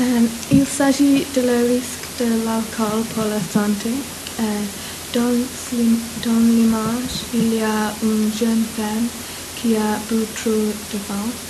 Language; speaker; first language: French; non-native, learner; English